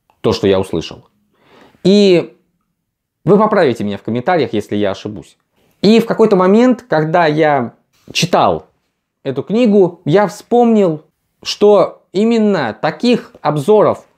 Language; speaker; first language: Russian; native; Russian